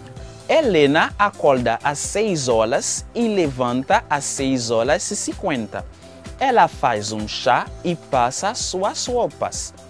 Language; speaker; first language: Portuguese; non-native, fluent; Haitian Creole